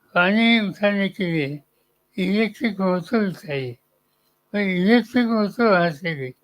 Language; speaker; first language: Hindi; non-native, local second language; Marathi